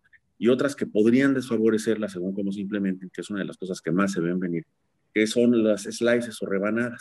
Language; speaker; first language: Spanish; native; Spanish